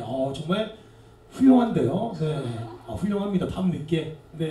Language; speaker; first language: Korean; native; Korean